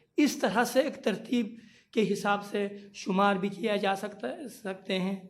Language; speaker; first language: Urdu; non-native, local second language; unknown